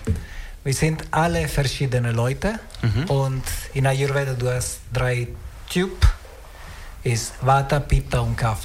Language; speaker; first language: German; non-native, learner; Italian